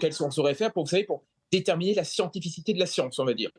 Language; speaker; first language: French; native; French